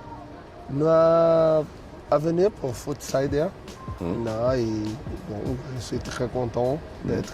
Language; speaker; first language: French; non-native, learner; Portuguese